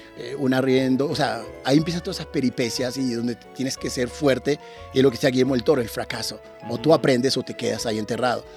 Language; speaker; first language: Spanish; native; Spanish